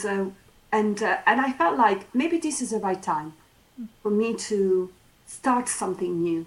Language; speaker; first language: English; non-native, fluent; Italian